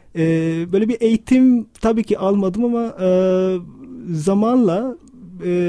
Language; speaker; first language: Turkish; non-native, fluent; Urdu